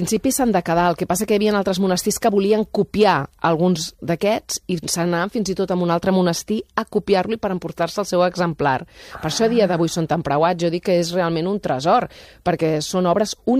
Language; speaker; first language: Catalan; native; Catalan